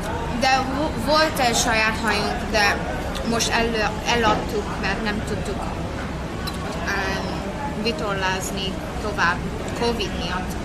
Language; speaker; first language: Hungarian; early bilingual, heritage; Hungarian